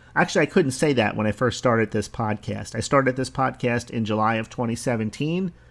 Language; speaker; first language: English; early bilingual, other home language; Italian